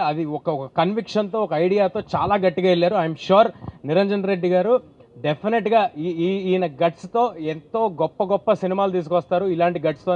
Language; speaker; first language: Telugu; native; Telugu